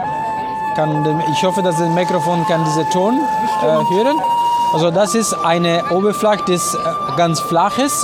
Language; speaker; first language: German; non-native, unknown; Italian